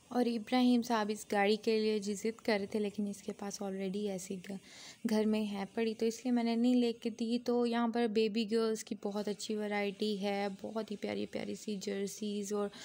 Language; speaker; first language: Urdu; native; Urdu